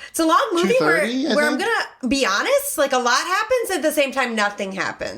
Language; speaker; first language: English; native; English